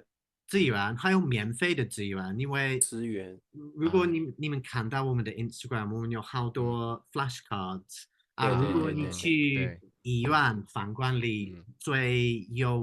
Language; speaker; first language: Chinese; non-native, fluent; English